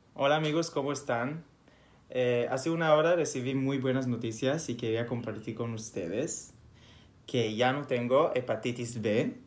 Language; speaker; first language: Spanish; non-native, fluent; Hebrew